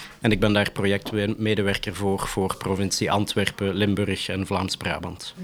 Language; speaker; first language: Dutch; native; Dutch